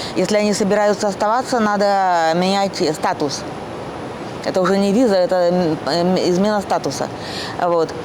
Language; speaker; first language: Russian; native; Russian